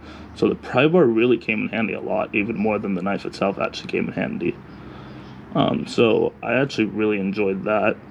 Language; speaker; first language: English; native; English